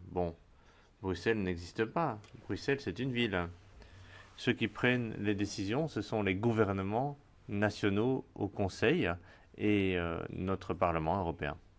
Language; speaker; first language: French; non-native, fluent; Spanish